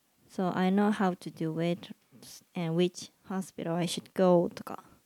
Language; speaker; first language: English; non-native, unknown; Japanese